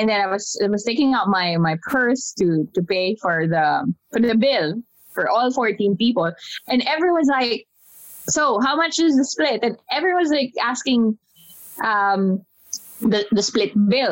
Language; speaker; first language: English; non-native, local second language; Filipino